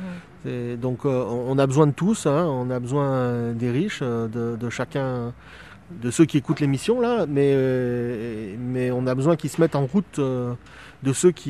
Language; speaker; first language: French; native; French